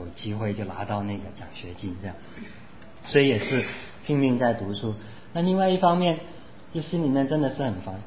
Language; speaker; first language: Chinese; non-native, local second language; Cantonese